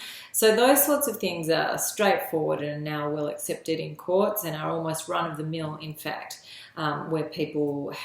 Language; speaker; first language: English; native; English